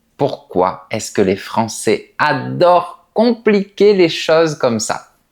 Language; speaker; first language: French; native; French